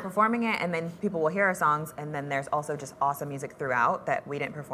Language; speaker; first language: English; native; English